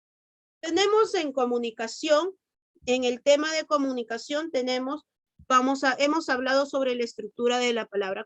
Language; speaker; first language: Spanish; native; Spanish